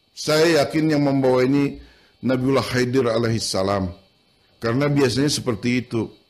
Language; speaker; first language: Indonesian; non-native, local second language; Banjar